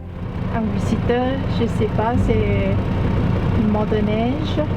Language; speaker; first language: French; non-native, learner; Thai